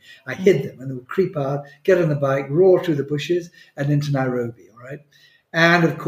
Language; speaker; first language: English; non-native, local second language; Swahili